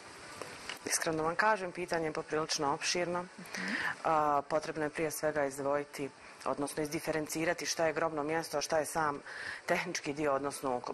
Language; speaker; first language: Croatian; native; Croatian